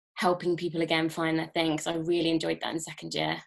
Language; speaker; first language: English; native; English